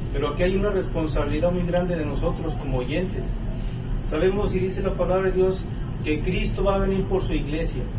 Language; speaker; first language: Spanish; native; Spanish